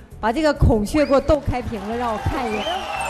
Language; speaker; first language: Chinese; native; Chinese